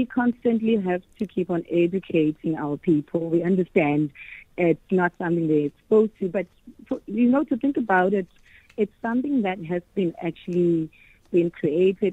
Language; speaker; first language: English; non-native, local second language; Xhosa